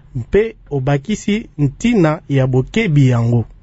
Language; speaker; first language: French; non-native, local second language; Lingala